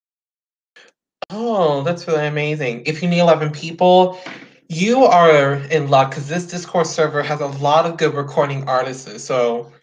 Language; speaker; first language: English; native; English